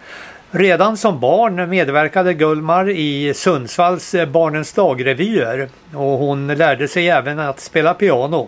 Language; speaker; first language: Swedish; native; Swedish